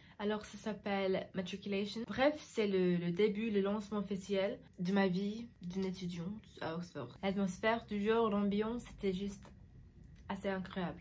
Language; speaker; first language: French; non-native, fluent; English